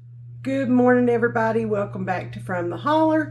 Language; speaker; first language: English; native; English